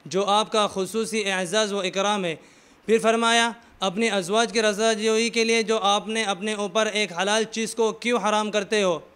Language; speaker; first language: Urdu; native; Urdu